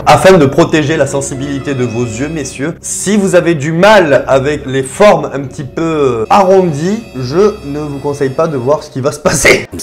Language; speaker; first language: French; native; French